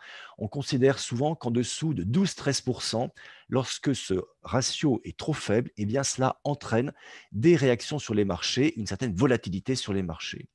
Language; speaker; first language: French; native; French